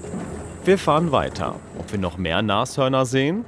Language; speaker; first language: German; native; German